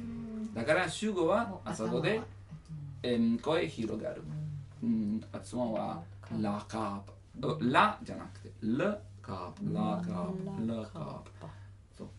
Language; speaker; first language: Japanese; non-native, learner; Italian